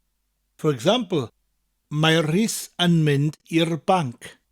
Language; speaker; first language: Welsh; non-native, fluent; English